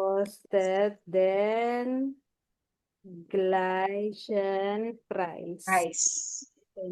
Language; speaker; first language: German; non-native, fluent; Filipino